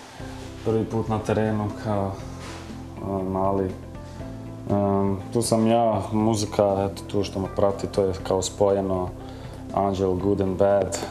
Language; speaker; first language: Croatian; early bilingual, heritage; Croatian